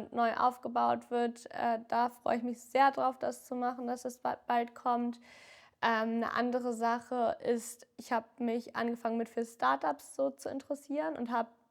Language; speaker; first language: German; native; German